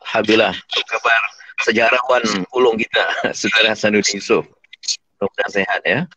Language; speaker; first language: Malay; native; Malay